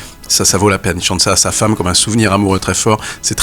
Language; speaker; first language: French; native; French